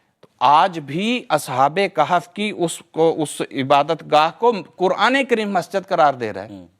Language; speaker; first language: Urdu; non-native, local second language; Punjabi